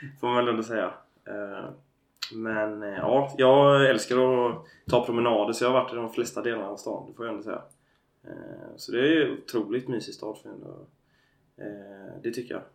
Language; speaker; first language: Swedish; native; Swedish